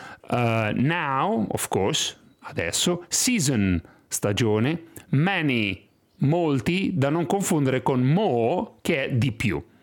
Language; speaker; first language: Italian; native; Italian